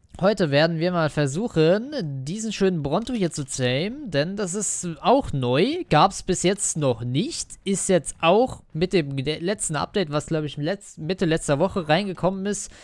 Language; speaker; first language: German; native; German